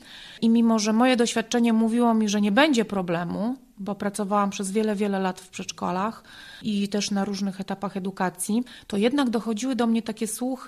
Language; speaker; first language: Polish; native; Polish